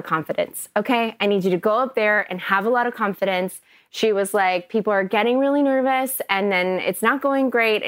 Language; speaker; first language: English; native; English